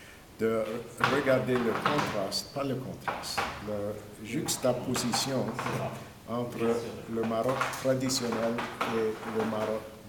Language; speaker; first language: French; non-native, fluent; English